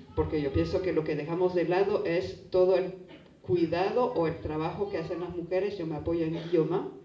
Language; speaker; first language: Spanish; non-native, fluent; French